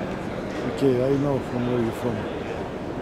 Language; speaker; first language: English; non-native, learner; Greek